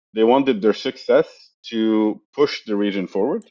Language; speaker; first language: English; non-native, fluent; Arabic